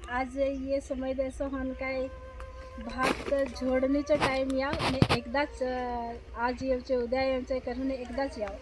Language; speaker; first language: Marathi; non-native, local second language; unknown